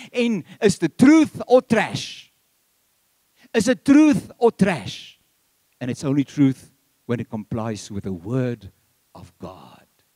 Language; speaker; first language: English; non-native, local second language; Afrikaans